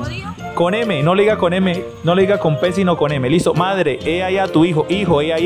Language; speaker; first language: Spanish; native; Spanish